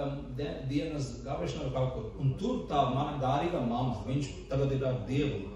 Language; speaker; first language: Latvian; non-native, learner; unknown